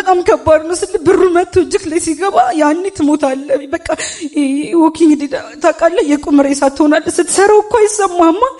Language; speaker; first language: Amharic; native; Amharic